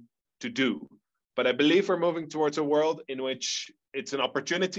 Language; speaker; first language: English; non-native, fluent; Dutch